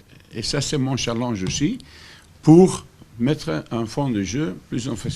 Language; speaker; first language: French; non-native, fluent; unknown